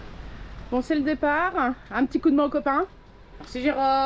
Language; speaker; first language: French; native; French